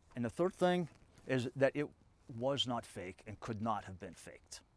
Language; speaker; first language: English; native; English